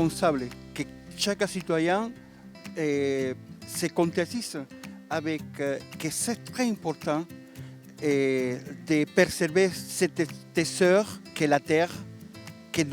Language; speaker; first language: French; non-native, learner; Spanish